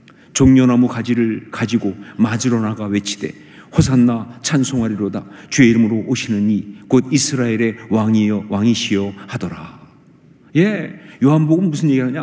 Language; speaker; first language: Korean; native; Korean